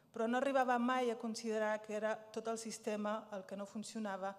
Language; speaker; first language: Catalan; early bilingual, other home language; Riffian